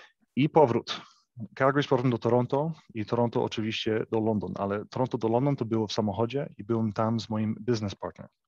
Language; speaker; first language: Polish; early bilingual, heritage; English